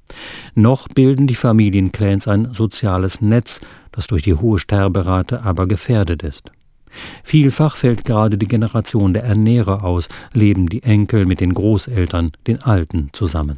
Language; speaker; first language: German; native; German